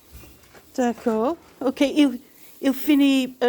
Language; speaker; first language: French; non-native, learner; English